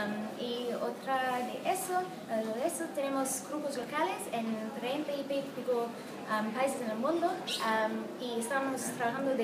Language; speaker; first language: Spanish; non-native, fluent; English